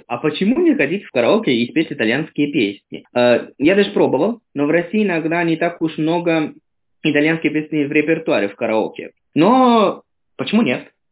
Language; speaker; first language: Russian; non-native, fluent; Italian